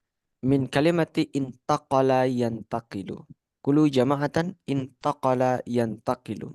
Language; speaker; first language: Arabic; non-native, fluent; Indonesian